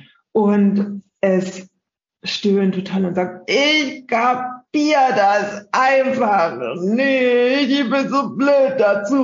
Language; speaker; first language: German; native; German